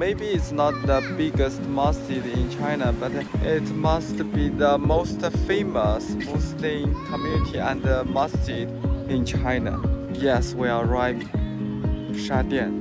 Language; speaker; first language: English; non-native, learner; Chinese